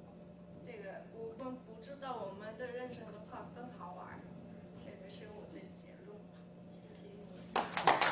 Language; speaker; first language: Chinese; early bilingual, heritage; English